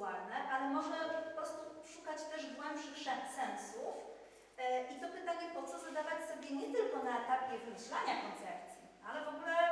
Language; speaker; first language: Polish; native; Polish